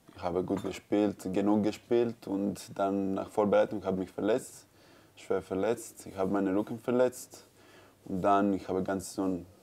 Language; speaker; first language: German; non-native, learner; Croatian